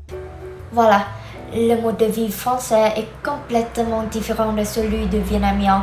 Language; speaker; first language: French; non-native, learner; Vietnamese